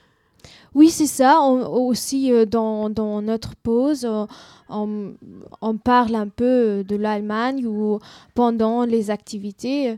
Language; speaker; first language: French; non-native, learner; German